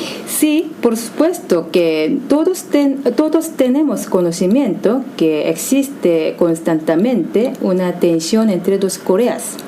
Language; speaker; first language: Spanish; non-native, fluent; Korean